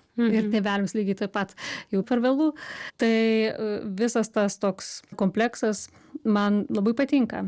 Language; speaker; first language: Lithuanian; native; Lithuanian